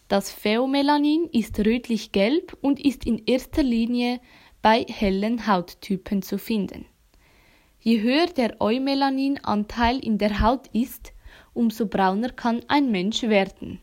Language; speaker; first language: German; native; German